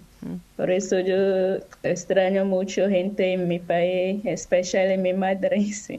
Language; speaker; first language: Spanish; non-native, learner; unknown